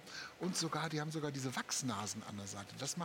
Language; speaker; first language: German; native; German